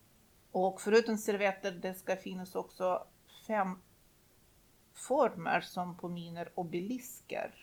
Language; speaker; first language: Swedish; non-native, fluent; Russian